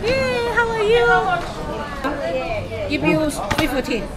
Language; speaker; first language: English; non-native, learner; Chinese